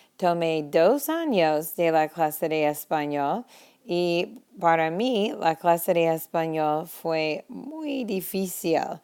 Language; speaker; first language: Spanish; non-native, fluent; English